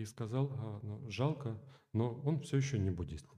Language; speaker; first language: Russian; native; Russian